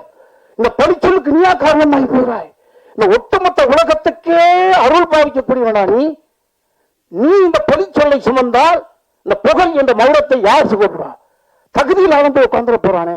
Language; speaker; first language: Tamil; native; Tamil